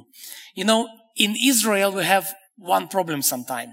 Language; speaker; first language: English; non-native, fluent; Hebrew